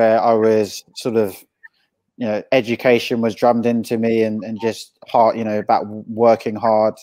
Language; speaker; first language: English; native; English